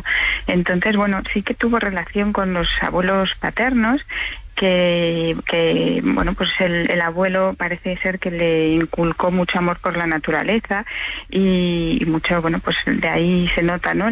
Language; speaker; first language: Spanish; native; Spanish